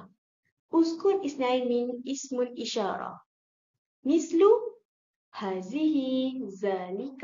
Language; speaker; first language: Arabic; non-native, learner; Malay